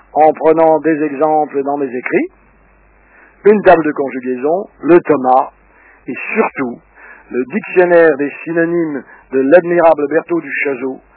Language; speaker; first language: French; early bilingual, other home language; Russian